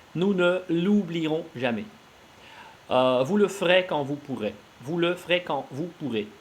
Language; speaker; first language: French; non-native, fluent; Russian